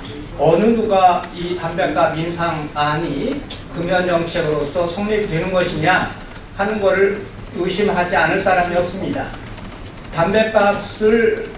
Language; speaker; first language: Korean; native; Korean